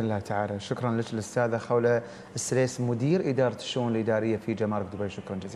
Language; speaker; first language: Arabic; native; Arabic